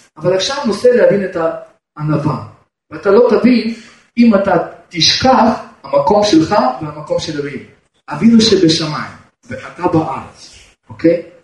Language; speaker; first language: Hebrew; non-native, fluent; Russian